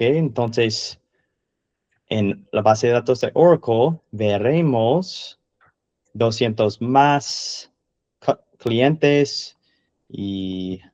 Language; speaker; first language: Spanish; non-native, learner; English